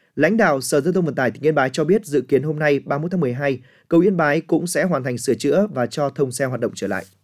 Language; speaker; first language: Vietnamese; native; Vietnamese